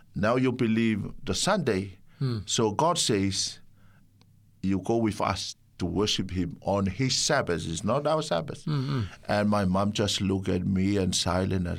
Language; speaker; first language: English; non-native, fluent; Samoan